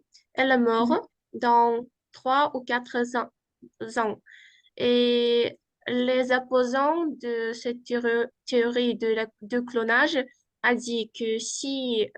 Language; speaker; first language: French; non-native, fluent; Uzbek